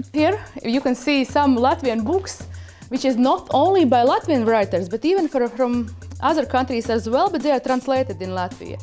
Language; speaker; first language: English; non-native, fluent; Latvian